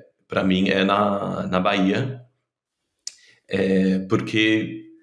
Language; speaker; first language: Portuguese; non-native, fluent; German